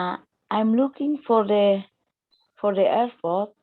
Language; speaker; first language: English; non-native, learner; Indonesian